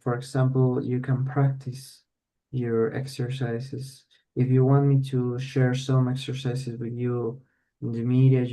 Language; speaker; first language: English; non-native, fluent; Spanish